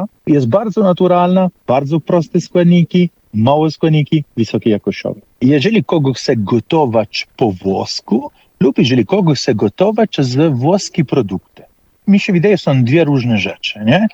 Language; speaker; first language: Polish; non-native, fluent; Italian